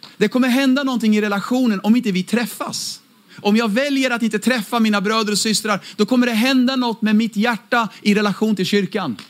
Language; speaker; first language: Swedish; early bilingual, other home language; Aramaic